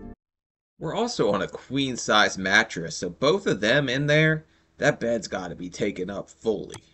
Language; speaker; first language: English; native; English